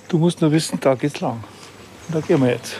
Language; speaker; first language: German; native; German